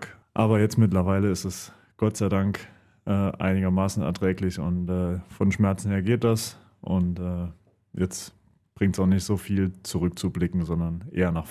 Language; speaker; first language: German; native; German